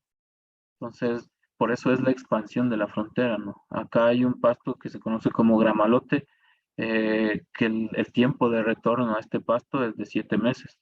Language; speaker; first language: Spanish; native; Spanish